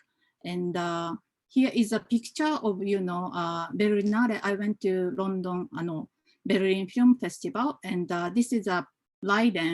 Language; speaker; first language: English; non-native, fluent; Japanese